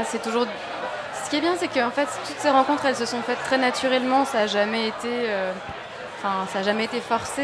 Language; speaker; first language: French; native; French